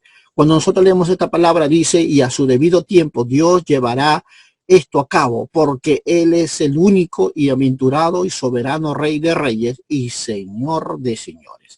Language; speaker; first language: Spanish; native; Spanish